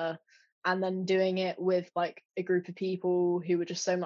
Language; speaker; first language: English; native; English